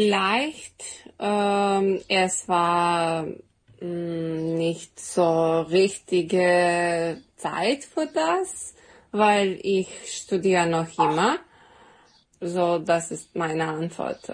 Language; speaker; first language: German; non-native, learner; Serbian